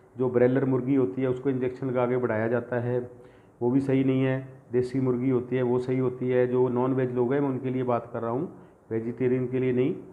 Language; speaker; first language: Hindi; non-native, local second language; Punjabi